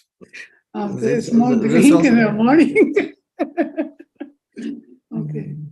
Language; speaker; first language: English; non-native, fluent; Russian